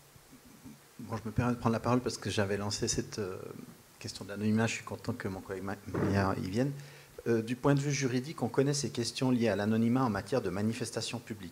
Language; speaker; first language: French; native; French